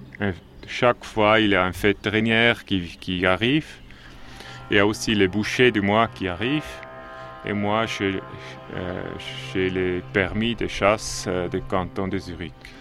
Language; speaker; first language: French; non-native, local second language; German